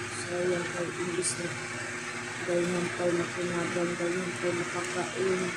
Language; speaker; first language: Filipino; non-native, local second language; Cebuano